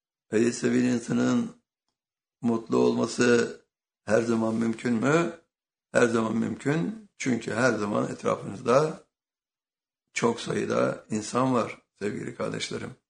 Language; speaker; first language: Turkish; native; Turkish